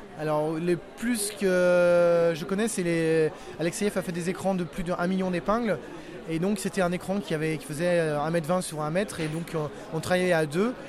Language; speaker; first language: French; native; French